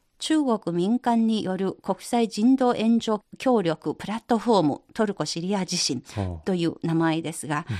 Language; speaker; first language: Japanese; non-native, fluent; Chinese